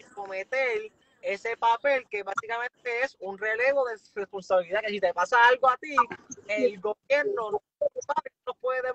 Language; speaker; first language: Spanish; native; Spanish